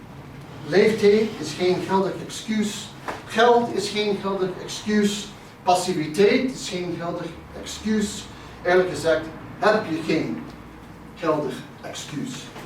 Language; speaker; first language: Dutch; non-native, fluent; English